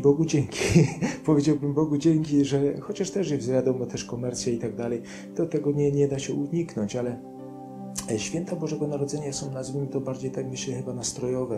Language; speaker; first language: Polish; native; Polish